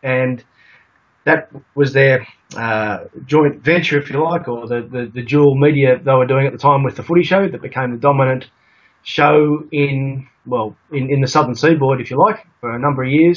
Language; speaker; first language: English; native; English